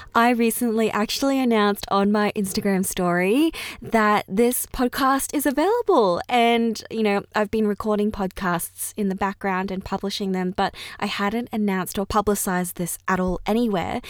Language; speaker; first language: English; early bilingual, other home language; Cantonese